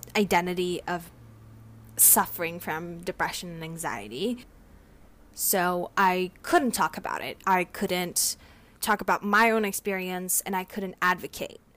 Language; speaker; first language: English; non-native, fluent; Turkish